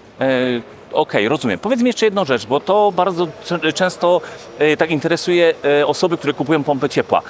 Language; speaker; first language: Polish; native; Polish